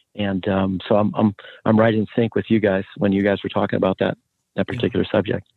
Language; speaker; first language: English; native; English